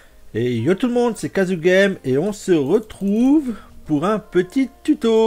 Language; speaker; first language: French; native; French